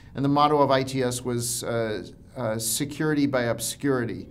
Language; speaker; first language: English; native; English